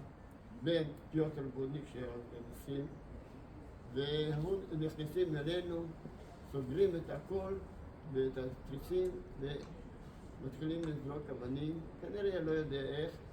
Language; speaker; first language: Hebrew; non-native, fluent; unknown